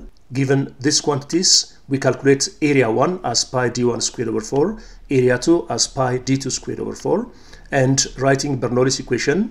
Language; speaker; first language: English; non-native, local second language; Amharic